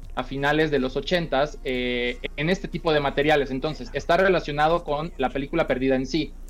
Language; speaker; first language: Spanish; native; Spanish